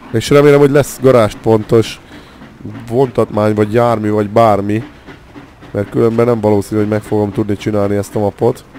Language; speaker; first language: Hungarian; native; Hungarian